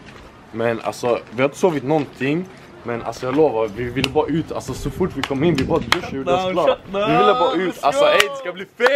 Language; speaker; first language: Swedish; native; Swedish